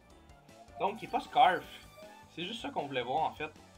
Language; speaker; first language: French; native; French